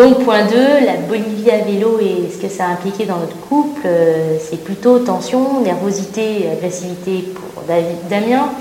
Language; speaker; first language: French; native; French